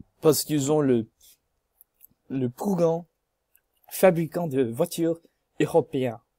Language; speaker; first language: French; non-native, learner; English